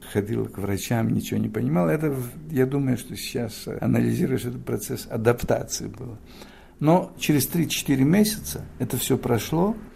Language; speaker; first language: Russian; non-native, fluent; Greek